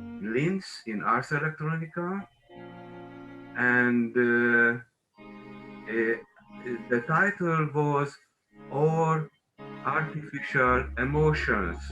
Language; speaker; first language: English; non-native, learner; Hungarian